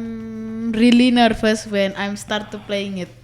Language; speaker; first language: English; non-native, learner; Indonesian